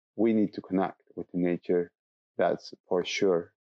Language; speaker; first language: English; non-native, fluent; Turkish